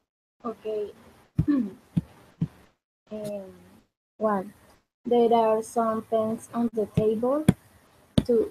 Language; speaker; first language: English; non-native, learner; Spanish